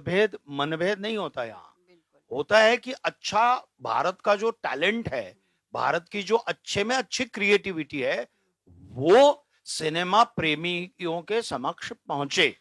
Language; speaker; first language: Hindi; native; Hindi